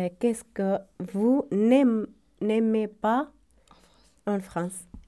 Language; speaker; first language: French; non-native, learner; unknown